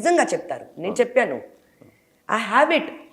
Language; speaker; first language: Telugu; non-native, learner; Hindi